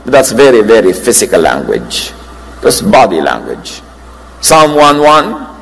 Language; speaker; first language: English; non-native, local second language; Filipino